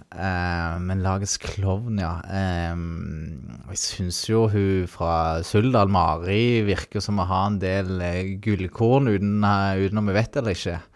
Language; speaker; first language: Norwegian; native; Norwegian